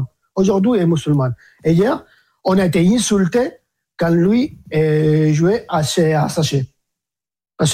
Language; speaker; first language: French; non-native, fluent; Spanish